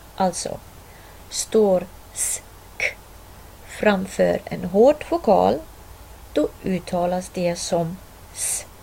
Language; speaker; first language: Swedish; non-native, fluent; Arabic